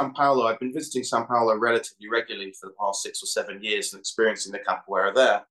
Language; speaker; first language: English; native; English